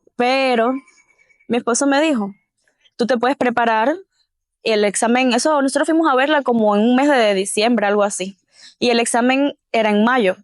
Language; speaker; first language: Spanish; native; Spanish